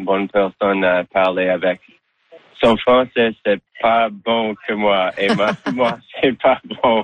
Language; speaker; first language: French; non-native, local second language; English